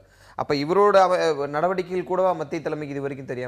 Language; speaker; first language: Tamil; native; Tamil